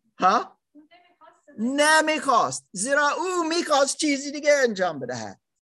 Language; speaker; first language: Persian; non-native, learner; German